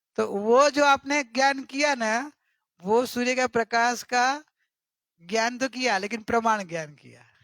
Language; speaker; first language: Hindi; non-native, local second language; Gujarati